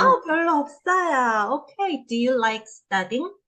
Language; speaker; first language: English; non-native, fluent; Korean